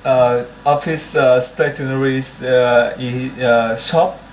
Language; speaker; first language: English; non-native, learner; Vietnamese